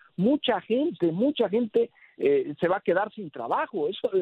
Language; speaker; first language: Spanish; early bilingual, heritage; Spanish